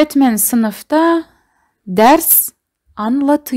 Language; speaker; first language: Turkish; non-native, fluent; Kazakh